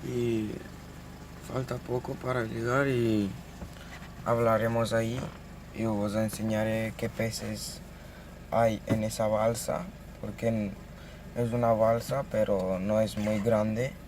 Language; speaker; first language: Spanish; non-native, local second language; Catalan